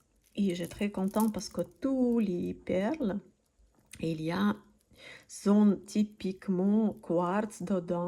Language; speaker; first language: French; non-native, learner; Russian